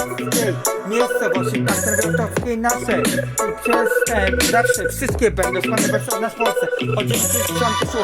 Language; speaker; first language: Polish; native; Polish